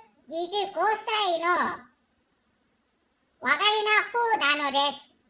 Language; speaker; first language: Japanese; non-native, learner; Korean